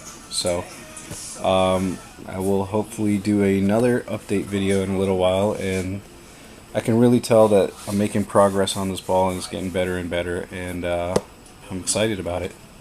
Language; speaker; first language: English; native; English